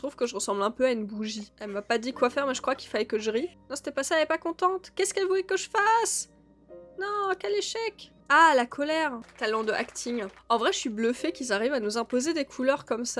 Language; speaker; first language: French; native; French